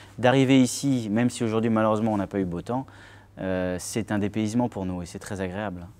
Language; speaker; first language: French; native; French